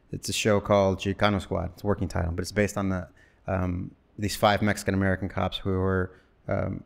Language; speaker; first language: English; native; English